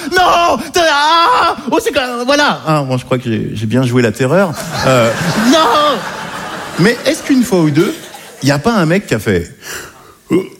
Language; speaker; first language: French; native; French